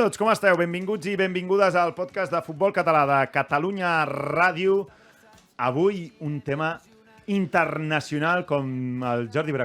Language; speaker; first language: Catalan; native; Catalan